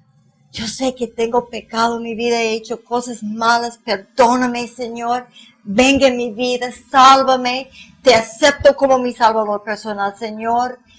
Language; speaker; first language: Spanish; non-native, fluent; English